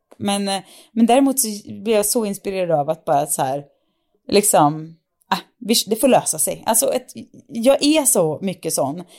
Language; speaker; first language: Swedish; native; Swedish